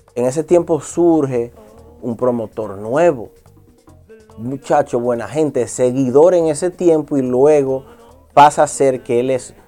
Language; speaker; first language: Spanish; early bilingual, heritage; Spanish